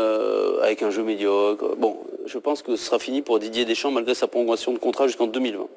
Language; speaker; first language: French; native; French